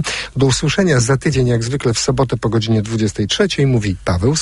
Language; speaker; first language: Polish; native; Polish